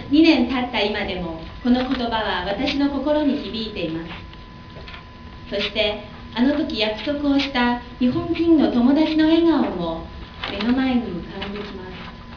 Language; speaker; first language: Japanese; non-native, fluent; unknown